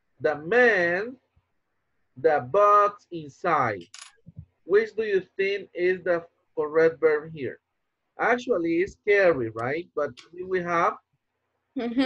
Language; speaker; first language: English; non-native, fluent; Spanish